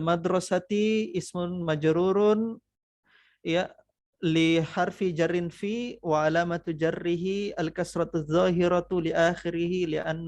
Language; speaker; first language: Arabic; non-native, fluent; Indonesian